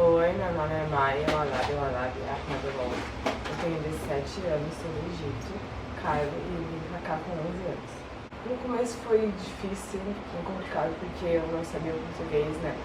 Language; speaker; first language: Portuguese; early bilingual, other home language; Arabic